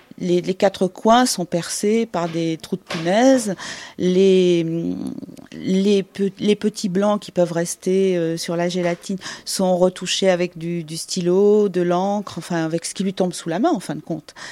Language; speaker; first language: French; native; French